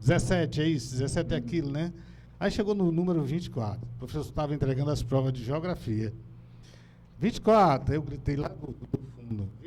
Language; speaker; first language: Portuguese; native; Portuguese